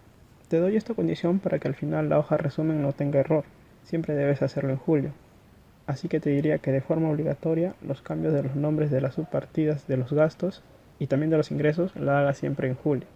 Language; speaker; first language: Spanish; native; Spanish